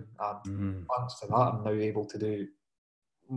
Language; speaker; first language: English; native; English